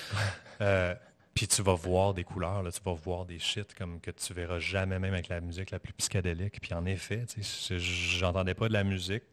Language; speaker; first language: French; native; French